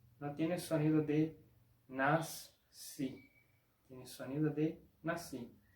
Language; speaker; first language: Spanish; non-native, fluent; Portuguese